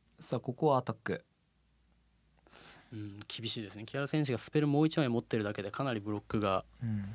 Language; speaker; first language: Japanese; native; Japanese